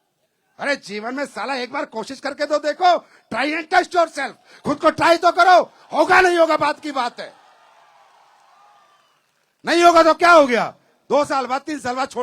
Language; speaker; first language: Hindi; native; Hindi